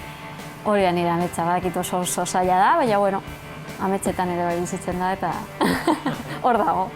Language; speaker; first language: Basque; non-native, learner; Spanish